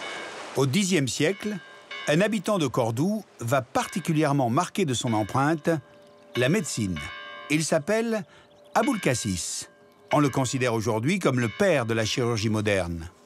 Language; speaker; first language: French; native; French